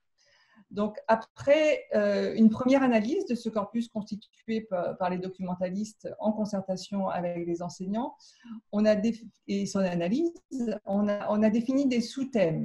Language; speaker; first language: French; native; French